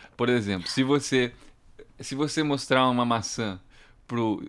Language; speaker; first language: Portuguese; early bilingual, heritage; English